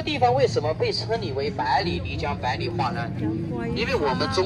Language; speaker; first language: Chinese; native; Chinese